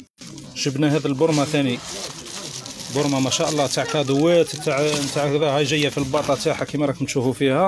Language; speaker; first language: Arabic; native; Arabic